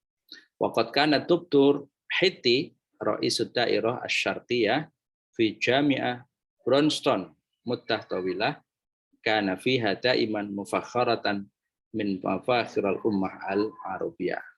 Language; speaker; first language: Arabic; non-native, fluent; Indonesian